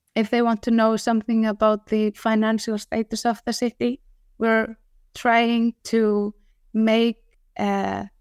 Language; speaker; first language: English; non-native, fluent; Icelandic